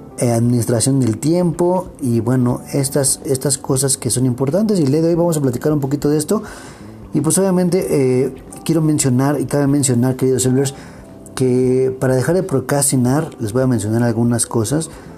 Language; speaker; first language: Spanish; native; Spanish